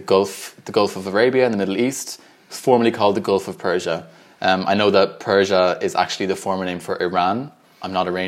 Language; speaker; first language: English; native; English